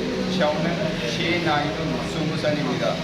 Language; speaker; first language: Korean; non-native, learner; Urdu